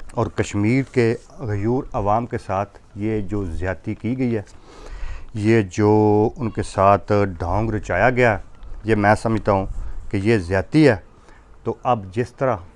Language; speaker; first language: Urdu; non-native, local second language; Punjabi